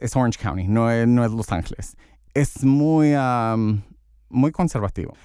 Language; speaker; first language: Spanish; early bilingual, heritage; Spanish